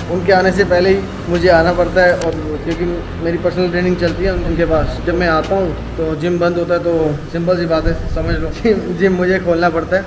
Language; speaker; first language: Hindi; native; Hindi